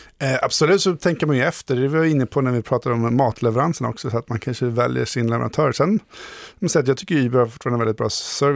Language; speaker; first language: Swedish; native; Swedish